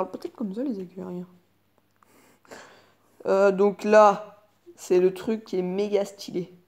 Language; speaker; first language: French; native; French